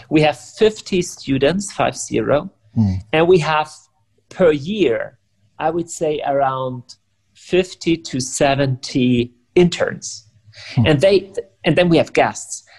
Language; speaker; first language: English; non-native, fluent; German